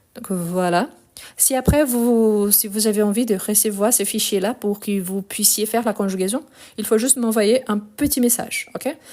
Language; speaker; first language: French; non-native, fluent; Portuguese